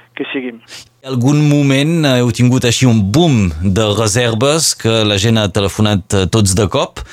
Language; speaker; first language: Catalan; native; Catalan